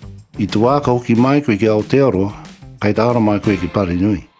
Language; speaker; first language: Māori; non-native, local second language; English